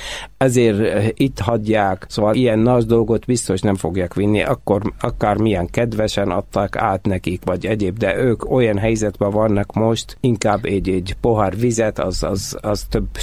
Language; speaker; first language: Hungarian; non-native, fluent; Arabic